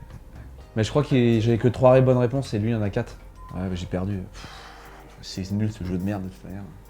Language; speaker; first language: French; native; French